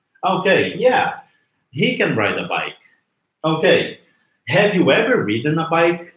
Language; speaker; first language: English; non-native, fluent; Portuguese